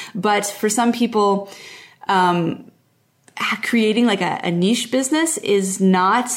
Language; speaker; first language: English; native; English